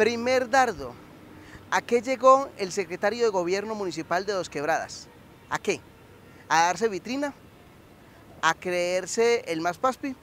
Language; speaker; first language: Spanish; native; Spanish